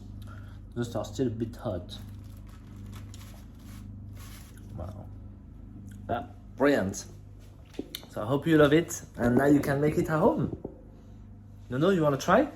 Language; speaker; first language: English; non-native, fluent; French